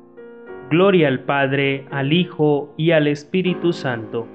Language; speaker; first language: Spanish; native; Spanish